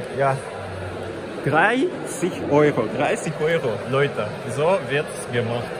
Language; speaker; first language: German; non-native, learner; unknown